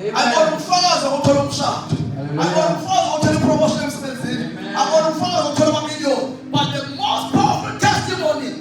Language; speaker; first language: Zulu; non-native, local second language; Xhosa